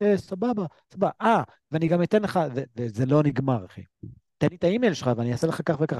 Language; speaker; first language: Hebrew; native; Hebrew